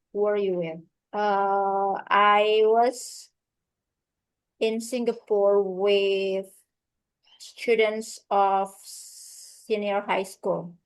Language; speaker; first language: English; non-native, fluent; Indonesian